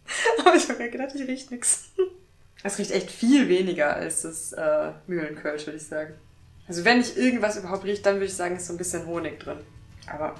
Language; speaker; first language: German; native; German